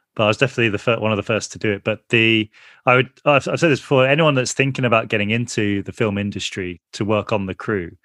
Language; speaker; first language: English; native; English